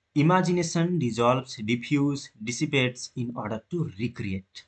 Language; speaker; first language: English; non-native, local second language; Bangla